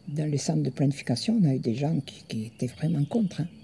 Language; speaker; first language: French; early bilingual, other home language; Italian